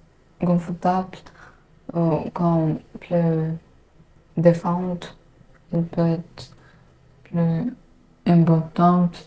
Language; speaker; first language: French; non-native, learner; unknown